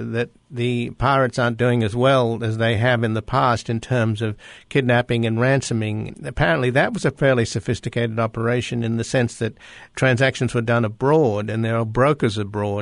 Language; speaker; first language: English; native; English